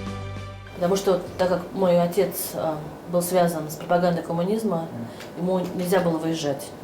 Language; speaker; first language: Russian; native; Russian